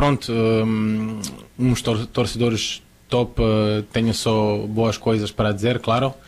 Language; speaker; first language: Portuguese; non-native, fluent; Croatian